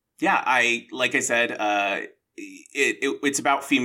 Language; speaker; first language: English; native; English